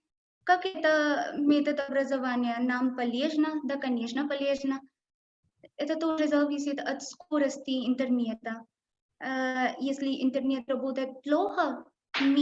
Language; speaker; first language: Russian; non-native, learner; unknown